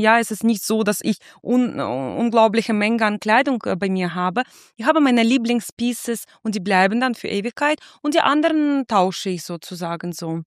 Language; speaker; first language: German; non-native, fluent; Russian